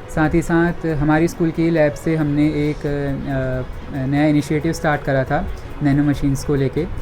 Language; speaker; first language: Hindi; native; Hindi